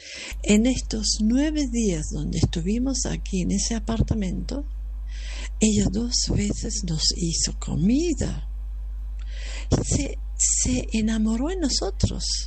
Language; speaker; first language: Spanish; non-native, fluent; German